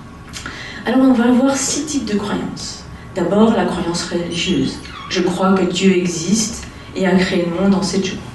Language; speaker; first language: French; native; French